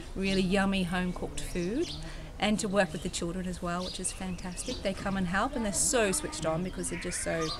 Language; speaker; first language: English; native; English